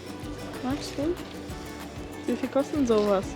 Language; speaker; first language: German; non-native, learner; English